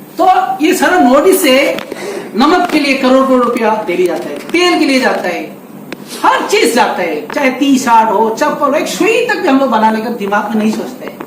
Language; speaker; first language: Hindi; non-native, local second language; Bangla